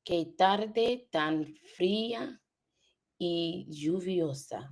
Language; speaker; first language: Spanish; non-native, learner; English